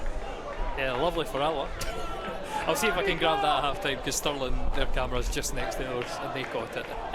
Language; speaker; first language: English; native; English